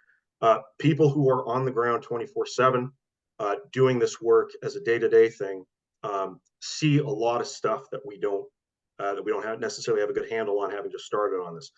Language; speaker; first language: English; native; English